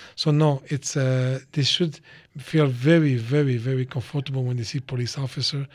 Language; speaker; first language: English; non-native, fluent; French